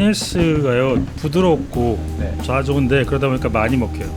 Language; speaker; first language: Korean; native; Korean